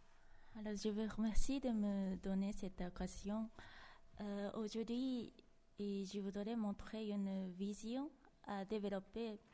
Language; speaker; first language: French; non-native, fluent; Japanese